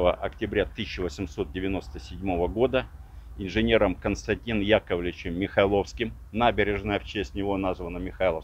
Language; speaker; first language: Russian; native; Russian